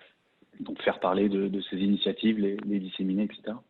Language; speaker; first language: French; native; French